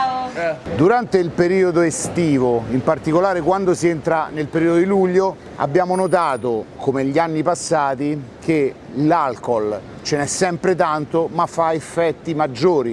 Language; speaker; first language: Italian; native; Italian